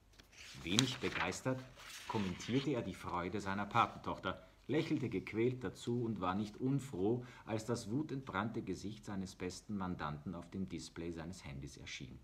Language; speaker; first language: German; native; German